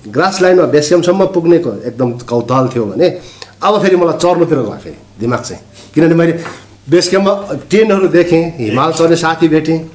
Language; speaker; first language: Nepali; non-native, local second language; Sherpa